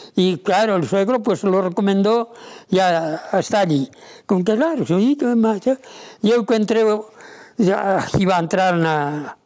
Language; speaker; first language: Spanish; non-native, local second language; Galician